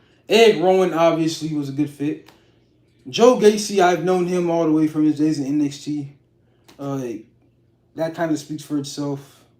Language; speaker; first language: English; native; English